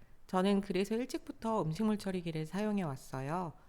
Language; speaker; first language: Korean; native; Korean